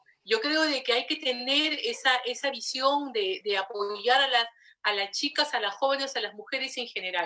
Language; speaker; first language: Spanish; native; Spanish